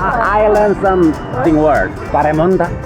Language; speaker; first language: English; non-native, learner; Korean